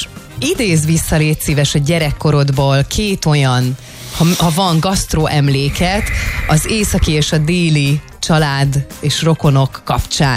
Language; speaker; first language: Hungarian; native; Hungarian